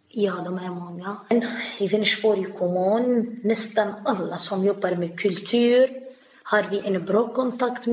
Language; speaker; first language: Swedish; non-native, learner; Arabic